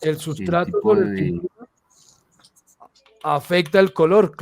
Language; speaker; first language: Spanish; native; Spanish